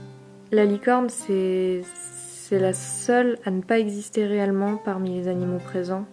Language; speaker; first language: French; native; French